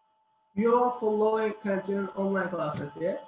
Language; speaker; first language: English; non-native, learner; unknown